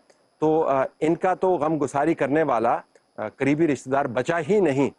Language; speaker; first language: Urdu; native; Urdu